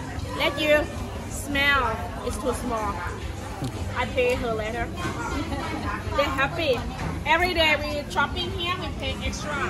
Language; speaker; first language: English; non-native, fluent; Thai